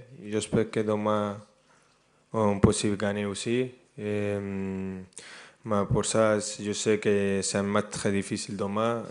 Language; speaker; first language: French; non-native, fluent; Spanish